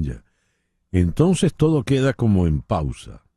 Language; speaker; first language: Spanish; native; Spanish